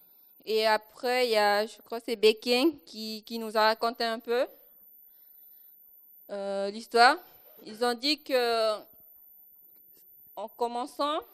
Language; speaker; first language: French; non-native, local second language; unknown